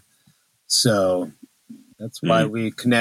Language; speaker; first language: English; native; English